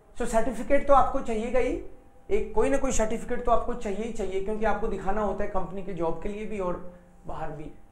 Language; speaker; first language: Hindi; native; Hindi